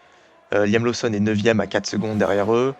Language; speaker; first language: French; native; French